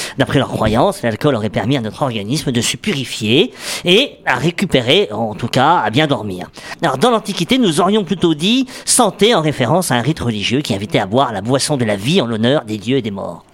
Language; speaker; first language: French; native; French